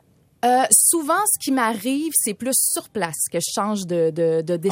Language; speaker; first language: French; native; French